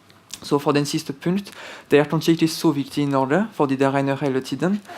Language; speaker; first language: Norwegian; non-native, fluent; French